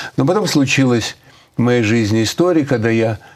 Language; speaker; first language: Russian; native; Russian